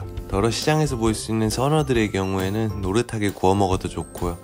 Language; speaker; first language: Korean; native; Korean